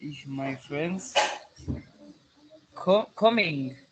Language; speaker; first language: English; non-native, learner; Spanish